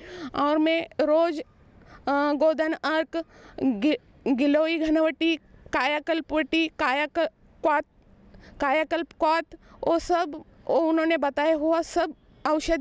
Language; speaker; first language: Hindi; non-native, local second language; Marathi